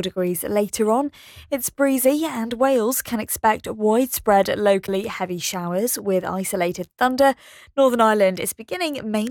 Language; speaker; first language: English; native; English